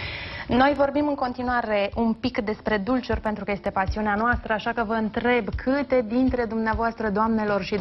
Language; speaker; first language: Romanian; native; Romanian